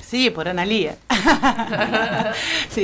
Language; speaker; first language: Spanish; non-native, fluent; Portuguese